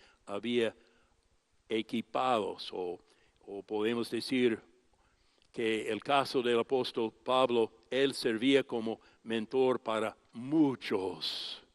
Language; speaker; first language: Spanish; non-native, fluent; English